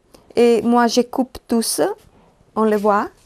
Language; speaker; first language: French; non-native, learner; Italian